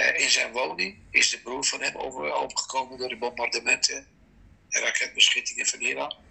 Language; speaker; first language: Dutch; non-native, fluent; Persian